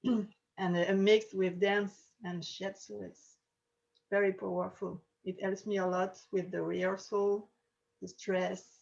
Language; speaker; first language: English; non-native, learner; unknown